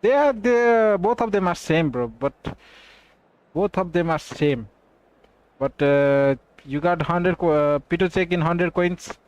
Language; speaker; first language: English; non-native, local second language; Nepali